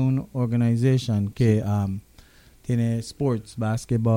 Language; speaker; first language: Spanish; non-native, local second language; English